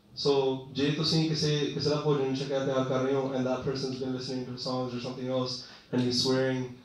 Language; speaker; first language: English; early bilingual, other home language; Punjabi